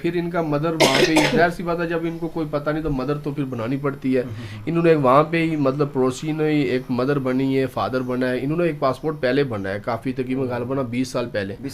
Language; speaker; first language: Urdu; native; Urdu